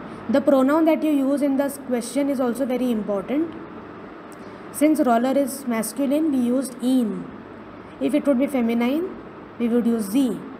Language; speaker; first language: English; non-native, local second language; Marathi